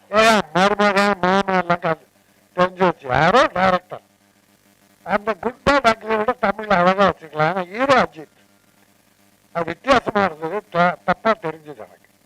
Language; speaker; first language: Tamil; native; Tamil